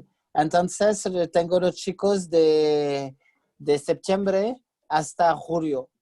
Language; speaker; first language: Spanish; non-native, fluent; French